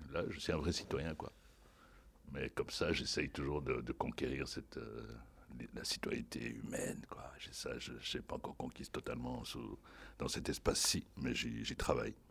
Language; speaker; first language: French; non-native, local second language; Lingala